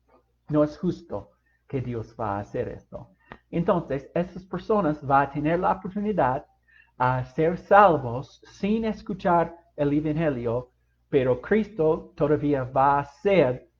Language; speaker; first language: Spanish; non-native, fluent; English